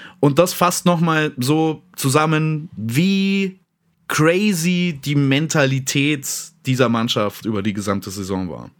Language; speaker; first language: German; native; German